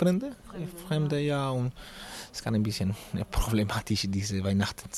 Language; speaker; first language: German; non-native, learner; Spanish